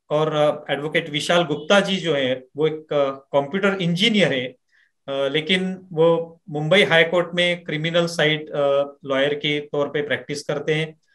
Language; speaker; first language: Hindi; non-native, local second language; Marathi